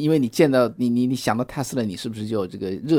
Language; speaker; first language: Chinese; native; Chinese